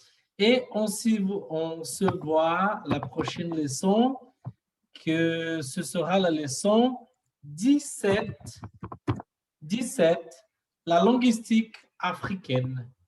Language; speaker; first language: French; non-native, learner; Portuguese